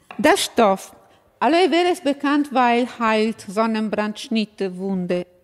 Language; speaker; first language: German; non-native, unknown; Italian